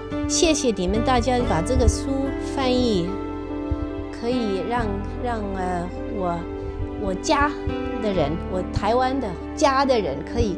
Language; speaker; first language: Chinese; non-native, local second language; Norwegian